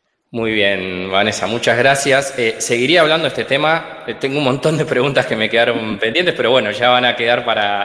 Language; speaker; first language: Spanish; native; Spanish